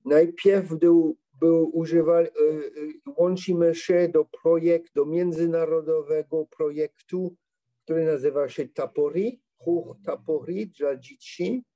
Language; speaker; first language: Polish; non-native, learner; French